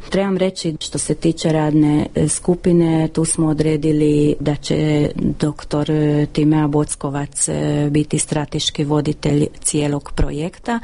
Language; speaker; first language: Croatian; early bilingual, heritage; Croatian